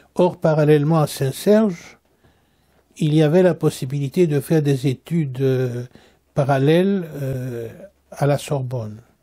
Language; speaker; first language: French; native; French